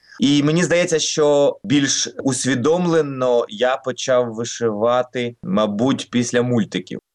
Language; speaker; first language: Ukrainian; non-native, local second language; Russian